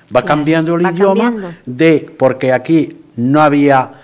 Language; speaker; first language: Spanish; non-native, fluent; Arabic